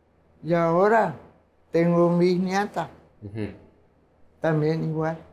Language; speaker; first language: Spanish; non-native, local second language; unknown